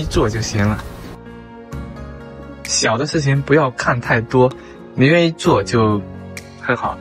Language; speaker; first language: Chinese; native; Chinese